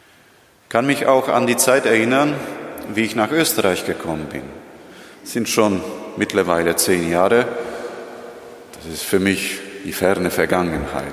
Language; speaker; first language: German; non-native, fluent; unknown